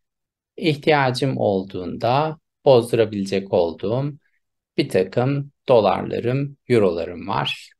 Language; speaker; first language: Turkish; native; Turkish